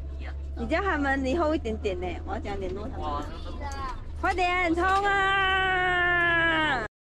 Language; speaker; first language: Chinese; native; Chinese